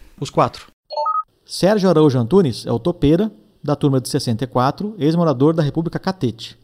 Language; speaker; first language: Portuguese; native; Portuguese